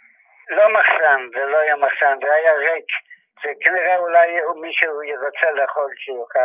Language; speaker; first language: Hebrew; non-native, fluent; Yiddish